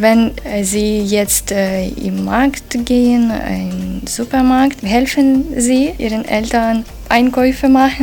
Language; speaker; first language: German; non-native, fluent; Ukrainian